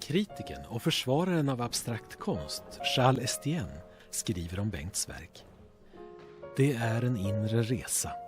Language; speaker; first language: Swedish; native; Swedish